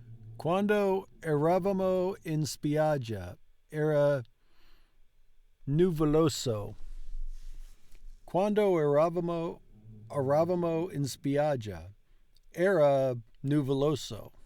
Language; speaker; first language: Italian; non-native, learner; English